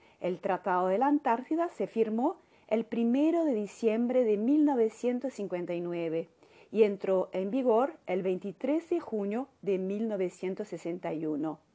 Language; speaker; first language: Spanish; non-native, fluent; Portuguese